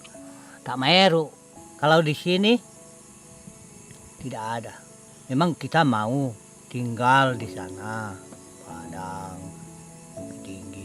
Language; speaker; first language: Indonesian; non-native, local second language; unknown